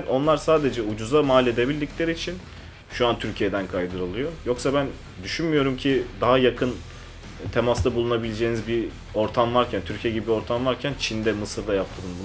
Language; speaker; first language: Turkish; native; Turkish